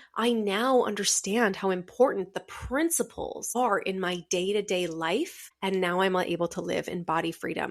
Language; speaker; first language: English; native; English